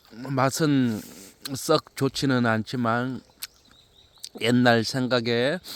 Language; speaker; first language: Korean; native; Korean